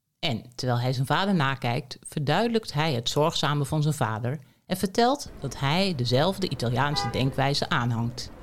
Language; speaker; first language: Dutch; native; Dutch